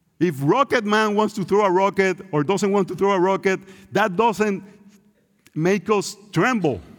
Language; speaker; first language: English; non-native, local second language; Spanish